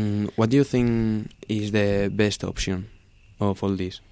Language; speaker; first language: English; non-native, learner; Spanish